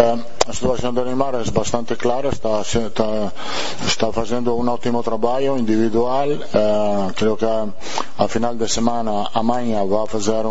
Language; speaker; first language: Portuguese; non-native, fluent; Italian